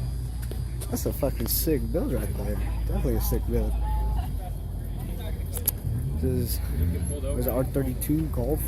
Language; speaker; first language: English; native; English